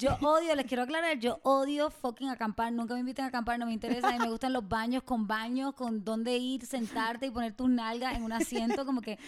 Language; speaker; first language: Spanish; native; Spanish